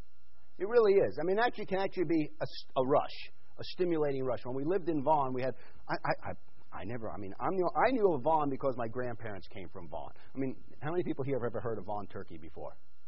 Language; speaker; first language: English; native; English